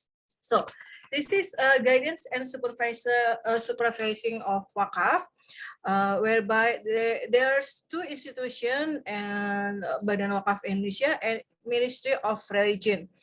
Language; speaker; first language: English; non-native, fluent; Indonesian